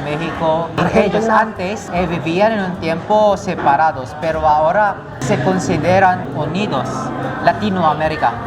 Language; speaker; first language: Spanish; non-native, learner; Filipino